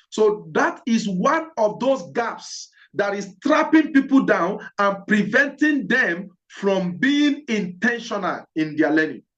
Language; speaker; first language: English; non-native, local second language; Yoruba